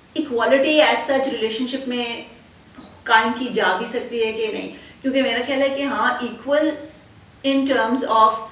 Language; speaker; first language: Urdu; native; Urdu